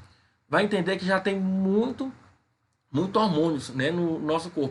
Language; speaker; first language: Portuguese; native; Portuguese